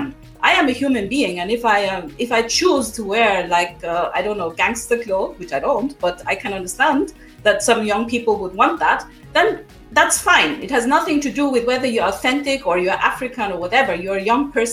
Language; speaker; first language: English; non-native, local second language; German